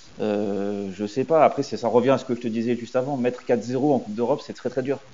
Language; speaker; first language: French; native; French